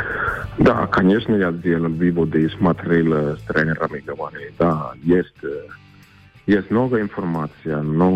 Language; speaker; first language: Russian; non-native, fluent; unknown